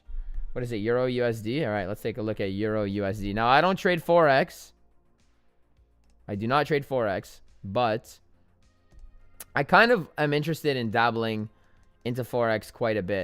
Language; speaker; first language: English; native; English